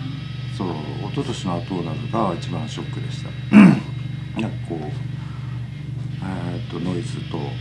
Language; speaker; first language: Japanese; native; Japanese